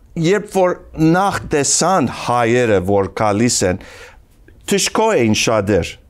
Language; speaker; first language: Armenian; early bilingual, heritage; Armenian